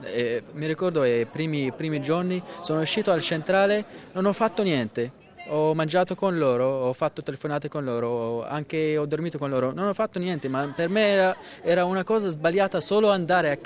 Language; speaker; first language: Italian; non-native, learner; Arabic